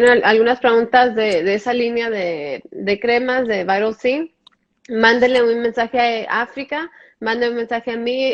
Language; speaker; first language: Spanish; early bilingual, heritage; Spanish